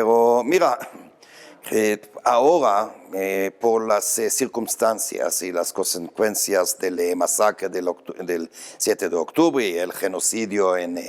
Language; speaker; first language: Spanish; non-native, fluent; Hebrew